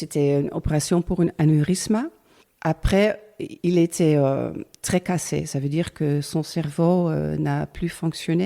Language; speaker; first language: French; non-native, learner; Dutch